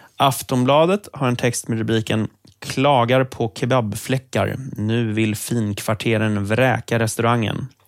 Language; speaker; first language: Swedish; native; Swedish